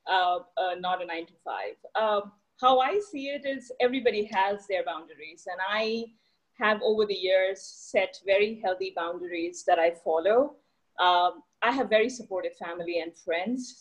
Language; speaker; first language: English; non-native, local second language; Bangla